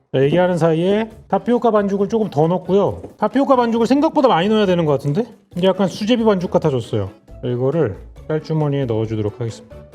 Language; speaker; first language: Korean; native; Korean